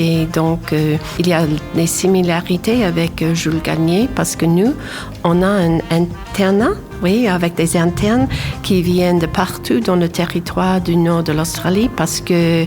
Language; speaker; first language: French; non-native, fluent; English